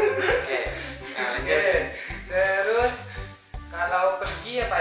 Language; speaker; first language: Indonesian; non-native, local second language; Minangkabau